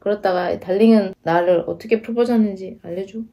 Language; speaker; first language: Korean; non-native, fluent; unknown